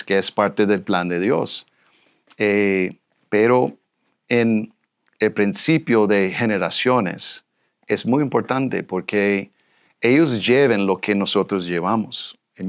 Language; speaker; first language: Spanish; non-native, fluent; English